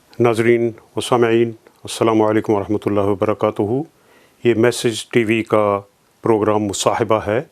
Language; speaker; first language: Urdu; non-native, local second language; Punjabi